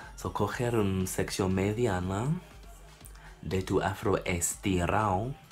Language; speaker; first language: Spanish; non-native, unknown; English